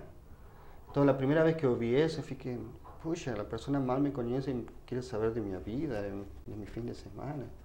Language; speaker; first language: Portuguese; non-native, fluent; Spanish